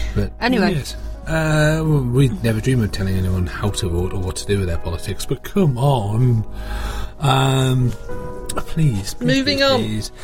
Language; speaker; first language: English; native; English